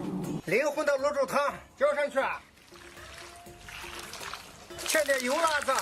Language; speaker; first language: Chinese; native; Chinese